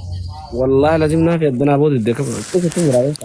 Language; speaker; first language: Arabic; non-native, learner; Oromo